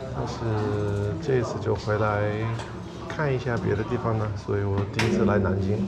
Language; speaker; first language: Chinese; non-native, fluent; English